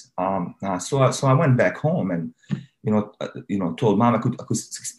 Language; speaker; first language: English; non-native, fluent; Bosnian